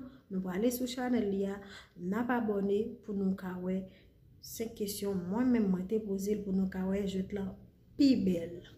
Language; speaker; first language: French; non-native, learner; Haitian Creole